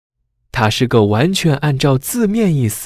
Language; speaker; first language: Chinese; native; Chinese